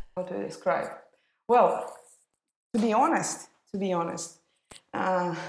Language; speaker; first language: English; non-native, fluent; Russian